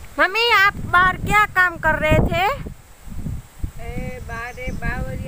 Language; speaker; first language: Hindi; non-native, local second language; Gujarati